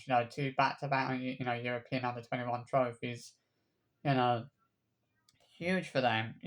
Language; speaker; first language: English; native; English